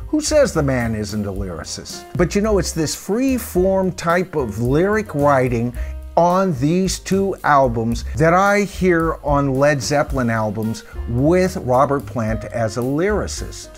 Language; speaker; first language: English; native; English